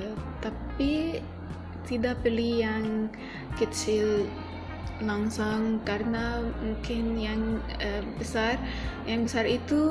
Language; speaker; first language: Indonesian; non-native, learner; Arabic